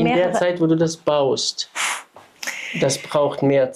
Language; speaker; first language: German; non-native, fluent; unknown